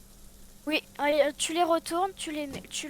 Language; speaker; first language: French; native; French